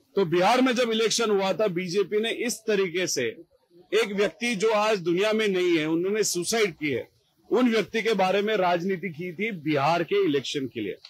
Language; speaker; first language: Hindi; non-native, local second language; Marathi